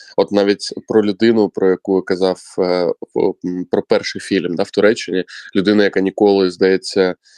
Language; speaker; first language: Ukrainian; non-native, local second language; Crimean Tatar